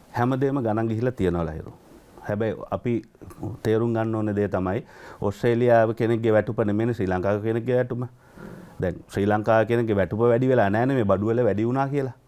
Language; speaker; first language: Sinhala; native; Sinhala